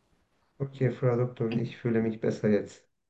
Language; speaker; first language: German; non-native, learner; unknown